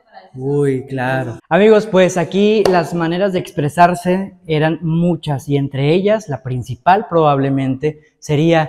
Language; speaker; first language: Spanish; native; Spanish